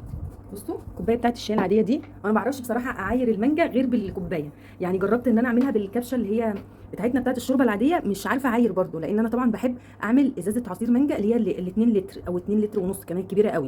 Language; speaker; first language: Arabic; native; Arabic